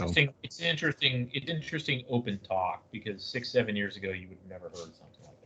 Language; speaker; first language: English; native; English